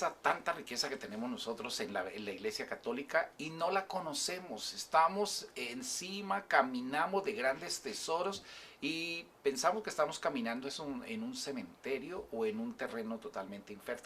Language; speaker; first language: Spanish; native; Spanish